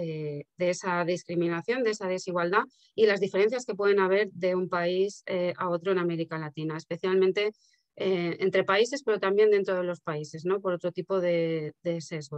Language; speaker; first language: Spanish; native; Spanish